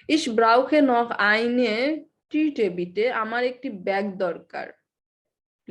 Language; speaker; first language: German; non-native, learner; Bangla